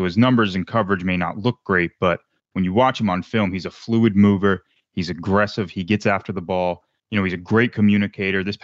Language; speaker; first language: English; native; English